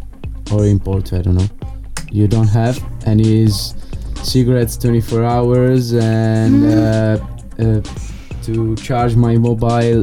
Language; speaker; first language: English; non-native, learner; Italian